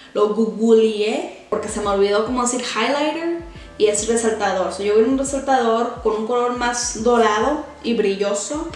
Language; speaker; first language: Spanish; early bilingual, heritage; Spanish